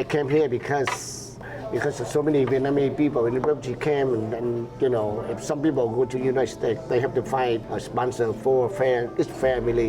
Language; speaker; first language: English; non-native, learner; Vietnamese